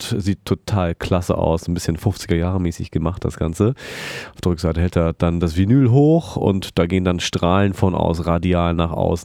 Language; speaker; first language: German; native; German